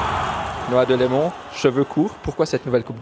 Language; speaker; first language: French; native; French